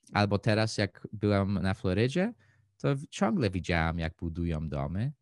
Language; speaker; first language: Polish; early bilingual, heritage; Polish